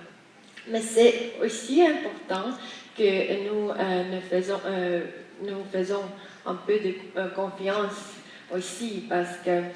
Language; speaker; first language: French; non-native, fluent; Estonian